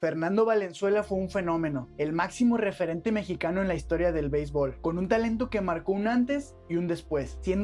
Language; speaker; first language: Spanish; native; Spanish